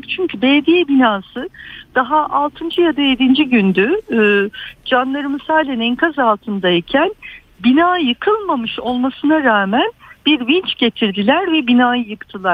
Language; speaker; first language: Turkish; native; Turkish